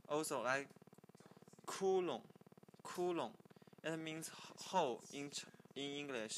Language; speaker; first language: English; non-native, learner; Chinese